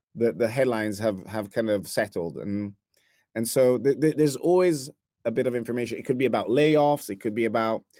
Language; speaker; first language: English; non-native, fluent; Italian